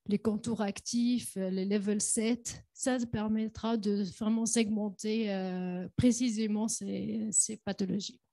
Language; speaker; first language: French; non-native, local second language; Arabic